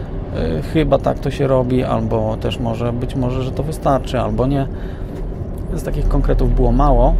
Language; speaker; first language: Polish; native; Polish